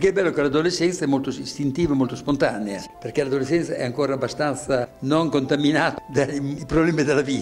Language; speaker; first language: Italian; native; Italian